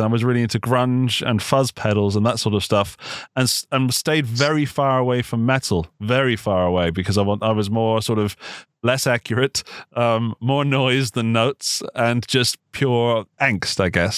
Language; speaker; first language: English; native; English